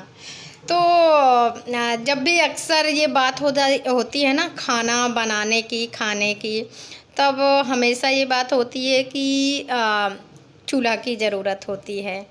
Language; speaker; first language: Hindi; native; Hindi